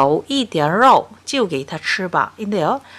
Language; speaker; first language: Chinese; non-native, fluent; Korean